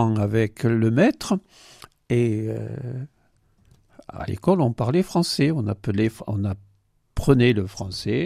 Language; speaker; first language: French; non-native, local second language; Occitan